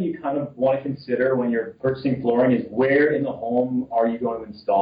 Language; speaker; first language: English; native; English